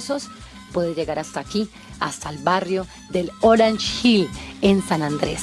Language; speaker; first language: Spanish; native; Spanish